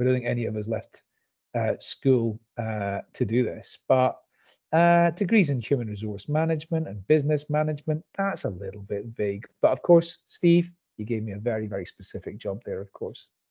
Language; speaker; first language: English; native; English